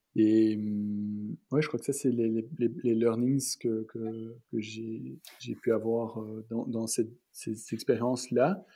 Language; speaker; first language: French; native; French